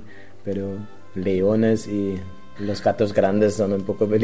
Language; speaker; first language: Spanish; non-native, learner; German